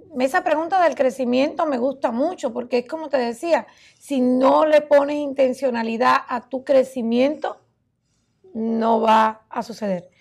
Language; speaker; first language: Spanish; native; Spanish